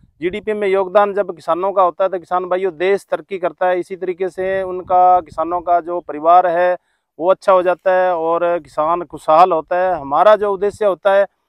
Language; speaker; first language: Hindi; native; Hindi